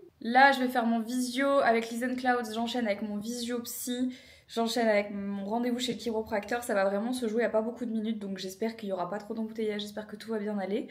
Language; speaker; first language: French; native; French